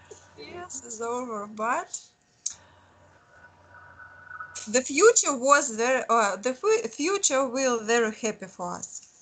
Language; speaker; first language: English; non-native, learner; Russian